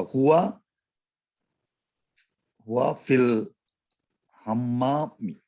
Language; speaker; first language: Arabic; non-native, learner; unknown